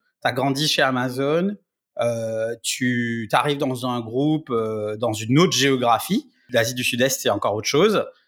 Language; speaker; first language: French; native; French